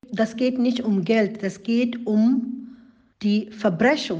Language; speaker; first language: German; non-native, learner; Rohingya